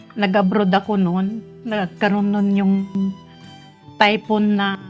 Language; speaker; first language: Filipino; non-native, local second language; Iloko